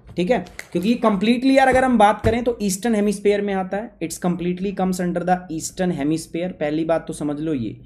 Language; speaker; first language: Hindi; native; Hindi